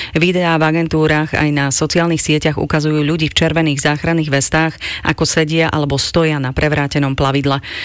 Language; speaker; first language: Slovak; native; Slovak